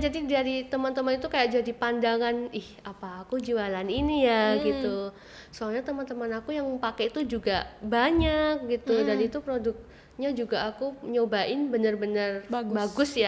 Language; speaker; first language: Indonesian; native; Indonesian